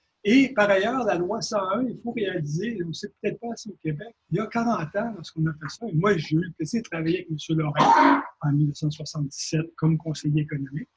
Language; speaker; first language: French; native; French